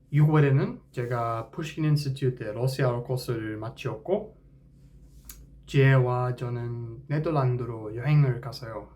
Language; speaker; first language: Korean; non-native, fluent; English